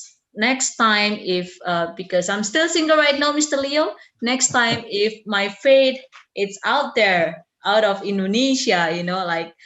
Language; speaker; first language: English; non-native, fluent; Indonesian